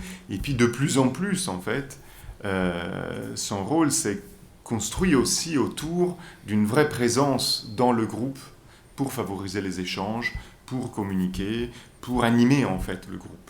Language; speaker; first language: French; native; French